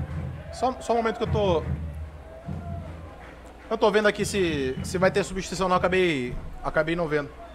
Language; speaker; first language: Portuguese; native; Portuguese